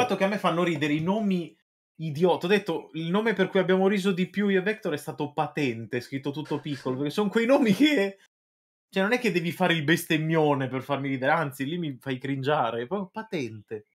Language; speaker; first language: Italian; native; Italian